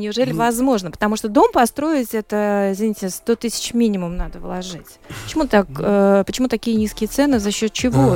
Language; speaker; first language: Russian; native; Russian